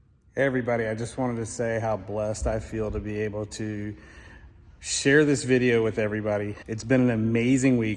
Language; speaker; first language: English; native; English